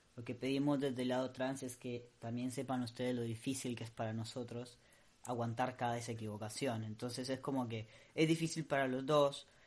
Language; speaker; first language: Spanish; native; Spanish